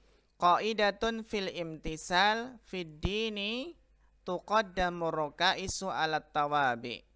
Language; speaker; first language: Arabic; non-native, fluent; Indonesian